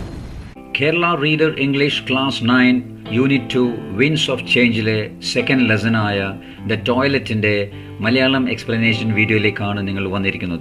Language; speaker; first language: Malayalam; native; Malayalam